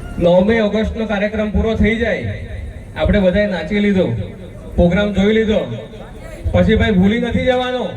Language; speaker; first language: Gujarati; non-native, local second language; Kukna